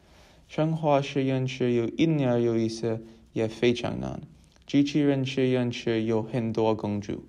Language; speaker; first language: Chinese; non-native, learner; English